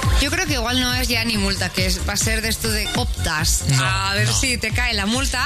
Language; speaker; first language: Spanish; native; Spanish